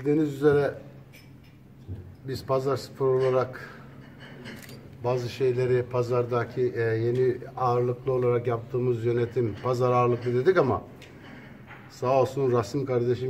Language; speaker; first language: Turkish; native; Turkish